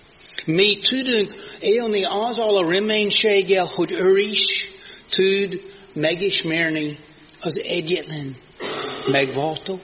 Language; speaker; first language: Hungarian; non-native, fluent; English